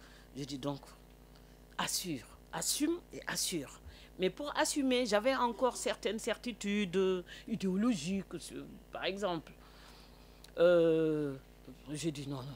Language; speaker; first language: French; non-native, local second language; Wolof